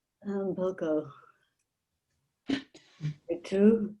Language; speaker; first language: Spanish; non-native, learner; English